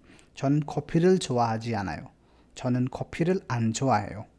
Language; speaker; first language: Korean; non-native, fluent; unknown